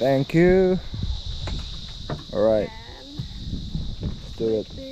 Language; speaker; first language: English; non-native, learner; Korean